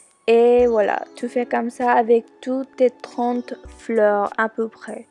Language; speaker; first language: French; non-native, learner; Spanish